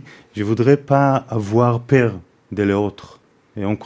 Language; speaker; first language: French; non-native, fluent; Hebrew